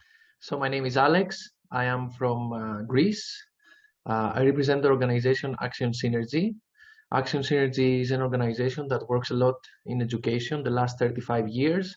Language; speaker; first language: English; non-native, fluent; Greek